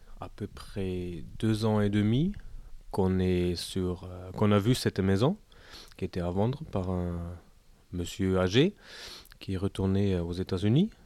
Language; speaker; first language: French; non-native, fluent; German